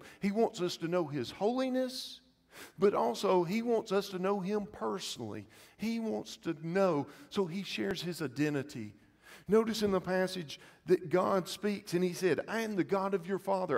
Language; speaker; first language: English; native; English